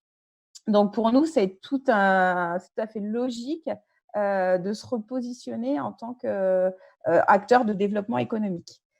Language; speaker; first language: French; native; French